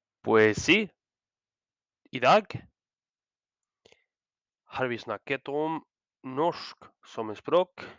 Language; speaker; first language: Norwegian; non-native, learner; Spanish